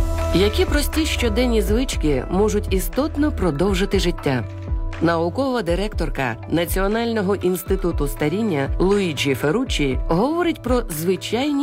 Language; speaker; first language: Ukrainian; native; Ukrainian